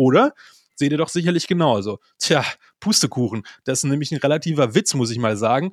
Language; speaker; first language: German; native; German